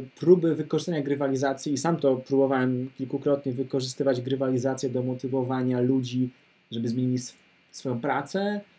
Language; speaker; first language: Polish; native; Polish